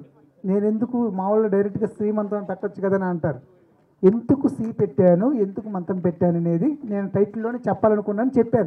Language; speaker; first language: Telugu; native; Telugu